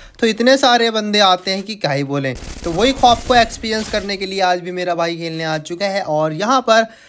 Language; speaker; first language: Hindi; native; Hindi